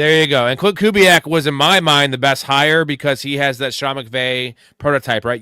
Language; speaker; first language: English; native; English